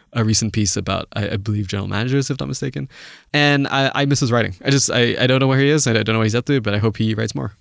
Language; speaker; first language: English; non-native, local second language; Chinese